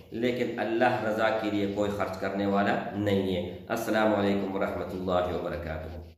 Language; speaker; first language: Urdu; non-native, local second language; Pashto